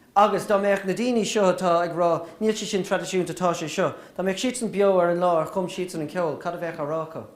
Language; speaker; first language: Irish; native; Irish